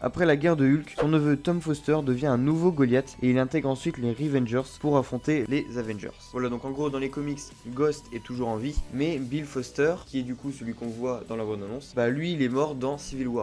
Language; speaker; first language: French; native; French